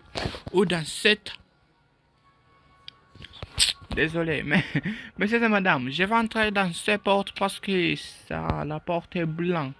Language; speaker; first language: French; non-native, learner; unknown